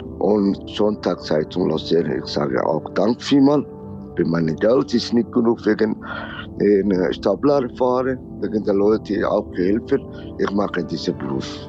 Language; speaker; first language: German; non-native, learner; Somali